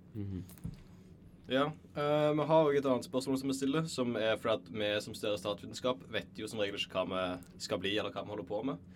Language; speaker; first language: Norwegian; native; Norwegian